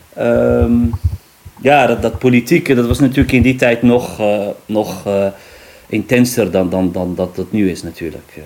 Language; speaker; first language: Dutch; early bilingual, other home language; Riffian